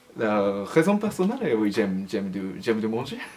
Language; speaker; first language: French; non-native, learner; Japanese